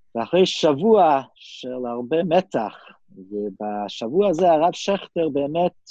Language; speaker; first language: Hebrew; non-native, fluent; English